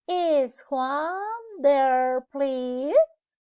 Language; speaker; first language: English; non-native, learner; Spanish